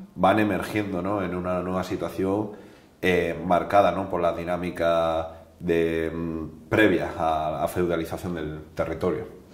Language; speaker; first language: Spanish; native; Spanish